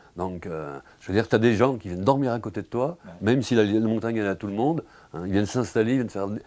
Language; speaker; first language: French; native; French